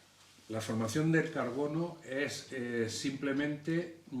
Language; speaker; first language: Spanish; native; Spanish